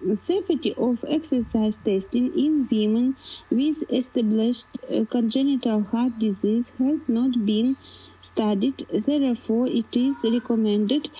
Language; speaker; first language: English; non-native, learner; Russian